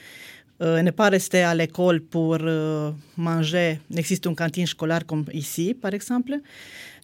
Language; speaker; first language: French; non-native, fluent; Romanian